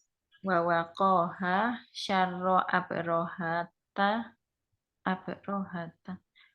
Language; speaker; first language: Arabic; non-native, learner; Indonesian